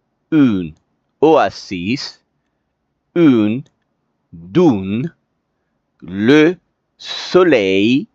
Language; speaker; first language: French; non-native, fluent; Spanish